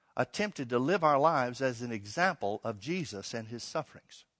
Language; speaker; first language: English; native; English